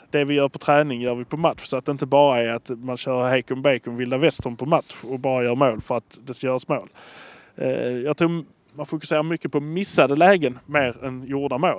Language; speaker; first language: Swedish; native; Swedish